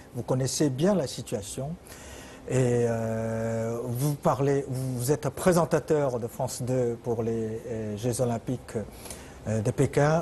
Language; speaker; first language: French; non-native, fluent; Chinese